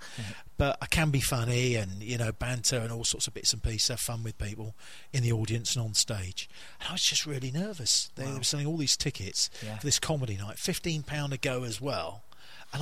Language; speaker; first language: English; native; English